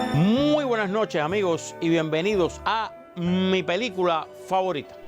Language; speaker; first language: Spanish; native; Spanish